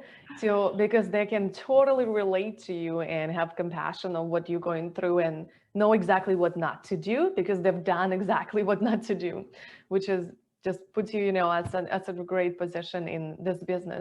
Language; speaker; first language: English; non-native, fluent; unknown